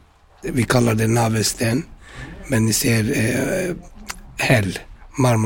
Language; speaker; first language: Swedish; non-native, fluent; Turkish